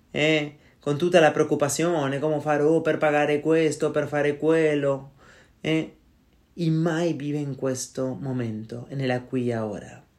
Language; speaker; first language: Italian; non-native, learner; Spanish